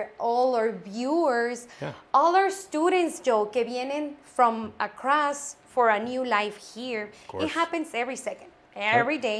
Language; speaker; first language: English; non-native, fluent; Spanish